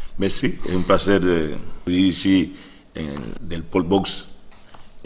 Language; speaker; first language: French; non-native, learner; Spanish